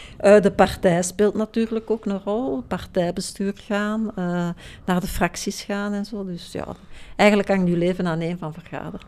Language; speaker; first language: Dutch; native; Dutch